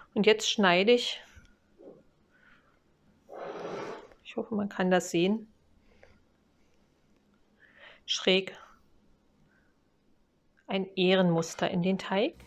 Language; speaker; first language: German; native; German